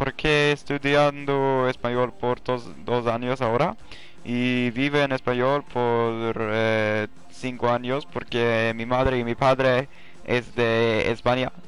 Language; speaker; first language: Spanish; non-native, learner; Swedish